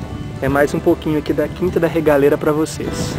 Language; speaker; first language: Portuguese; native; Portuguese